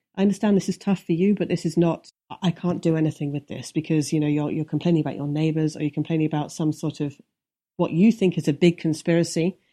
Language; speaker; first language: English; native; English